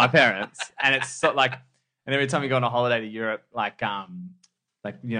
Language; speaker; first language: English; native; English